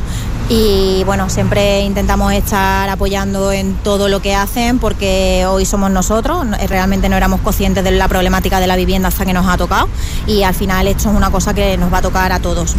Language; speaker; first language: Spanish; native; Spanish